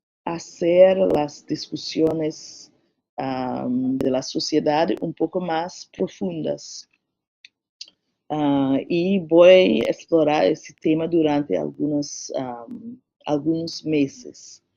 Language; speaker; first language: Spanish; non-native, learner; English